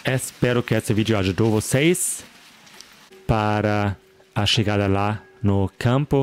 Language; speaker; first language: Portuguese; non-native, fluent; German